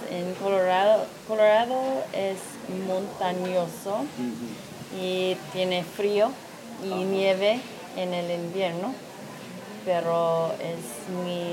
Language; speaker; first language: Spanish; non-native, learner; English